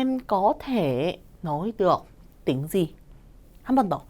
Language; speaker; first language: Vietnamese; non-native, fluent; Korean